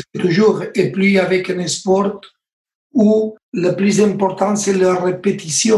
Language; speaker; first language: French; non-native, learner; Spanish